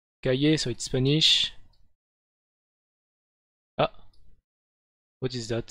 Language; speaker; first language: English; non-native, learner; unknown